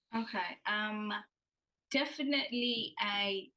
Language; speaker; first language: English; non-native, local second language; Swahili